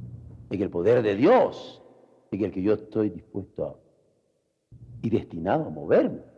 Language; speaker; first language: Spanish; native; Spanish